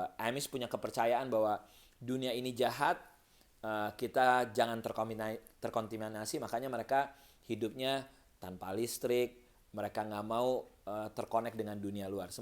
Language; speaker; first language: Indonesian; native; Indonesian